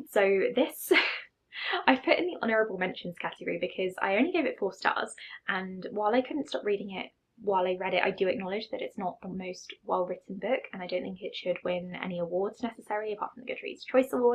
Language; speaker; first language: English; native; English